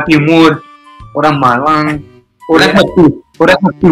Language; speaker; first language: Indonesian; non-native, fluent; Hebrew